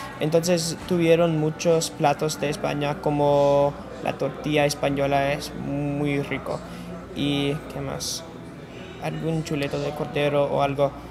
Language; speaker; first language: Spanish; non-native, fluent; English